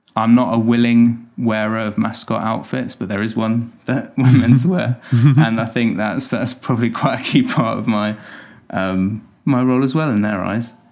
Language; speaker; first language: English; native; English